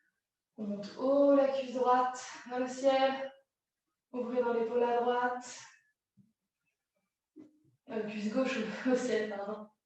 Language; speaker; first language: French; native; French